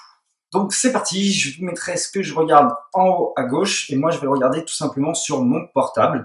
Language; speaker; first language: French; native; French